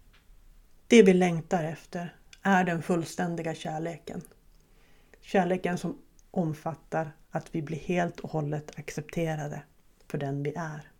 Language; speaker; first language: Swedish; native; Swedish